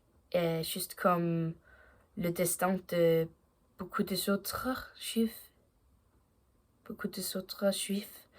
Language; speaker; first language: French; non-native, learner; Danish